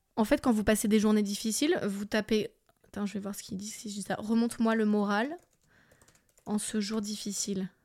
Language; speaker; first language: French; early bilingual, other home language; English